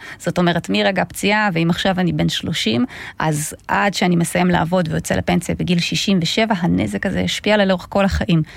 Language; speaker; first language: Hebrew; non-native, fluent; Russian